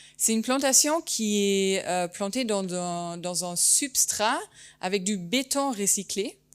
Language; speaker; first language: French; non-native, fluent; German